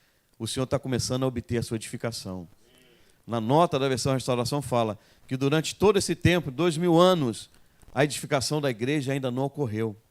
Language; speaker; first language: Portuguese; native; Portuguese